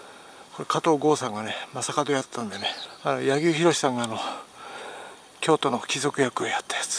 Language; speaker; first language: Japanese; native; Japanese